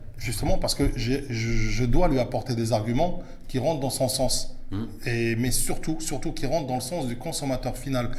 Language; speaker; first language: French; early bilingual, other home language; Arabic